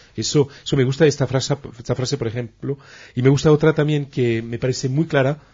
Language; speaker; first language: Spanish; non-native, fluent; French